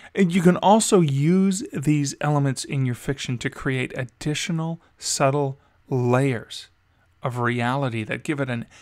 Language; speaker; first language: English; native; English